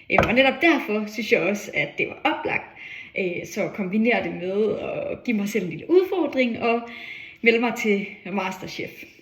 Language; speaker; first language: Danish; native; Danish